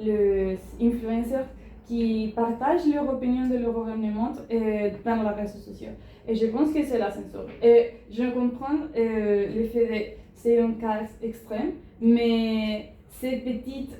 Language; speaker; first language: French; non-native, learner; Spanish